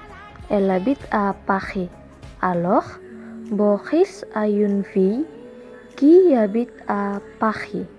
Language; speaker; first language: French; non-native, learner; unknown